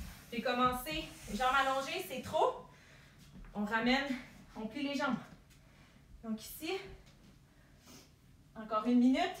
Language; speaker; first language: French; native; French